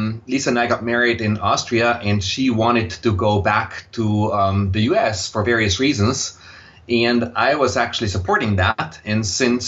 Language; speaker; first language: English; non-native, fluent; German